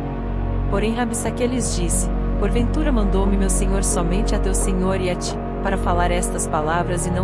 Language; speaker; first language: Portuguese; native; Portuguese